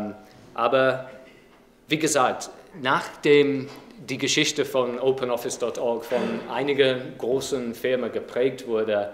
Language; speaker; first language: German; non-native, fluent; English